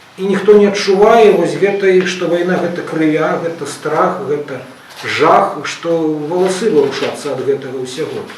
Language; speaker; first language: Belarusian; non-native, local second language; Russian